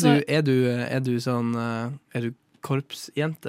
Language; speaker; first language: Norwegian; native; Norwegian